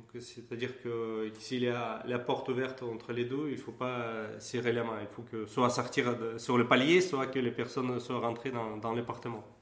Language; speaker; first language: French; non-native, fluent; Russian